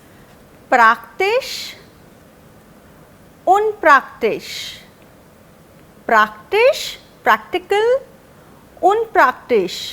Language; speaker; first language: German; non-native, fluent; Hindi